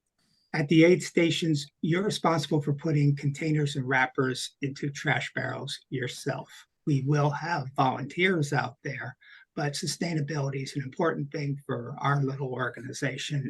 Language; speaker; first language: English; native; English